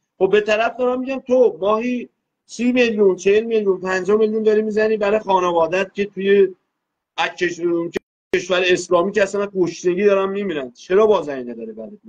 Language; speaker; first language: Persian; non-native, local second language; Azerbaijani